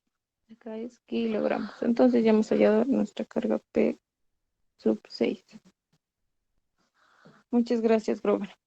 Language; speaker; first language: Spanish; native; Spanish